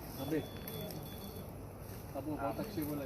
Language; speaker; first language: Hebrew; native; Hebrew